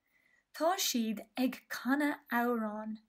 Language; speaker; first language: Irish; non-native, local second language; English